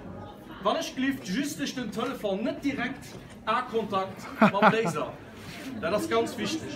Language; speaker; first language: German; non-native, local second language; Luxembourgish